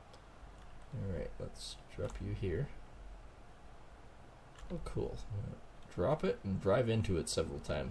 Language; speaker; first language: English; native; English